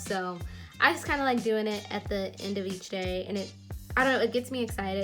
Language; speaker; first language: English; native; English